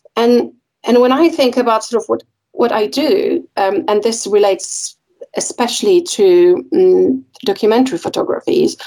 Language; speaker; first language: English; non-native, fluent; Polish